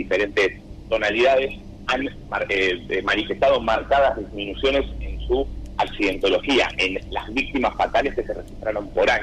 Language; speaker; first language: Spanish; native; Spanish